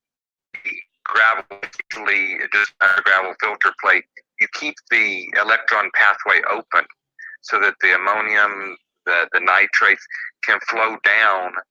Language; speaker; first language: English; native; English